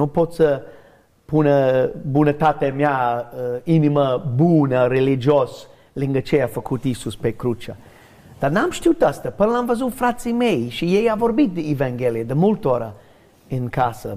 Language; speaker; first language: Romanian; non-native, learner; English